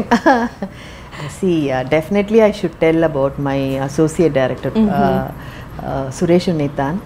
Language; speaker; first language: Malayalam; non-native, fluent; Tamil